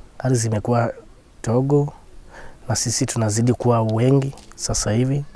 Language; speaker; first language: Swahili; non-native, local second language; Masai